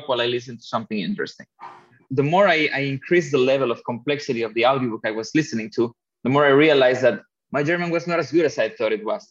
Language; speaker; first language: English; non-native, fluent; Spanish